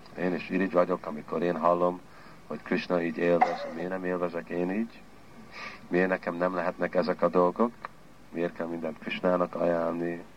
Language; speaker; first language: Hungarian; early bilingual, heritage; Hungarian